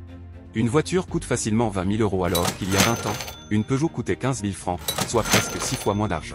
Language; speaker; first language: French; native; French